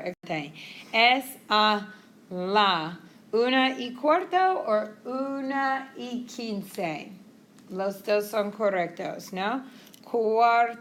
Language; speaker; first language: Spanish; non-native, fluent; English